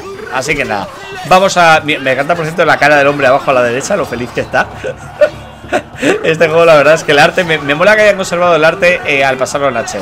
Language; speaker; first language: Spanish; native; Spanish